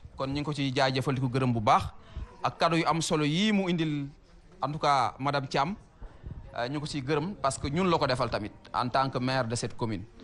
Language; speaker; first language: Wolof; native; Wolof